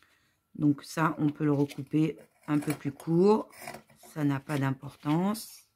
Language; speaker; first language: French; native; French